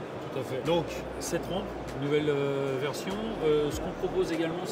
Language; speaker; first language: French; native; French